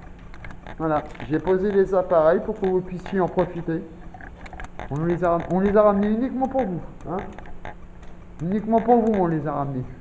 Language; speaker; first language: French; native; French